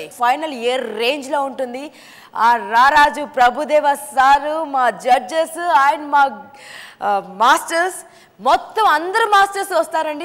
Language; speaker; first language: Telugu; native; Telugu